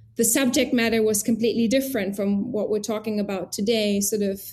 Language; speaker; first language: English; non-native, fluent; German